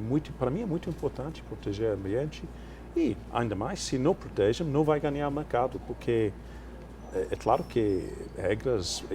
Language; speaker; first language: Portuguese; non-native, fluent; English